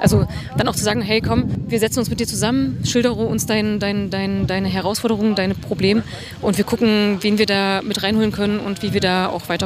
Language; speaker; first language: German; native; German